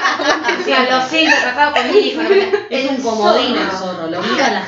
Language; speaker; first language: Spanish; native; Spanish